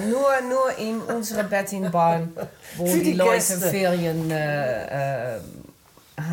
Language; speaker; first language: German; non-native, learner; Dutch